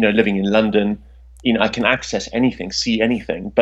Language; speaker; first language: English; native; English